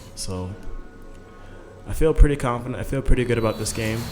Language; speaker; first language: English; native; English